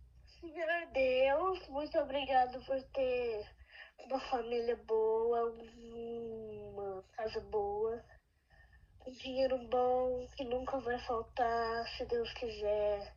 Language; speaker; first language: Portuguese; early bilingual, heritage; Portuguese